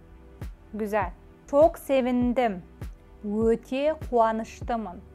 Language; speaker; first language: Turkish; non-native, fluent; Kazakh